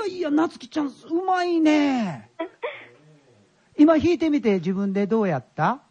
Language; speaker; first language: Japanese; native; Japanese